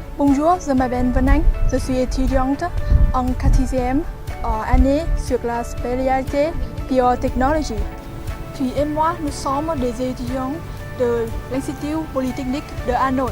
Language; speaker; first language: French; non-native, learner; Vietnamese